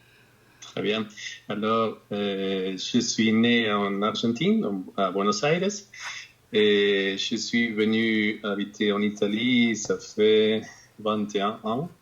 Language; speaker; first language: French; non-native, fluent; Spanish